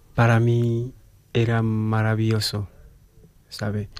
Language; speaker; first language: Spanish; non-native, fluent; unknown